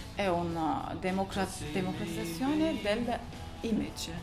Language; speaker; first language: Italian; non-native, learner; Turkish